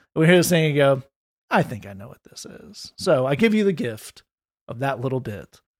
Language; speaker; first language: English; native; English